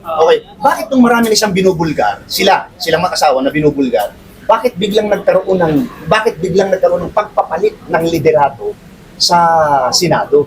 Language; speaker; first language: Filipino; native; Filipino